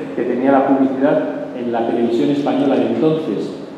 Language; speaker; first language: Spanish; native; Spanish